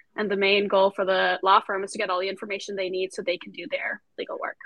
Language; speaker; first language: English; non-native, fluent; German